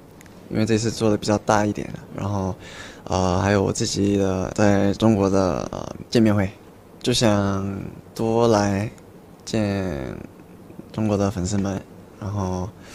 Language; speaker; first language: Chinese; early bilingual, heritage; Chinese